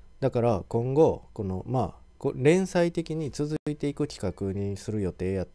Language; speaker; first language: Japanese; native; Japanese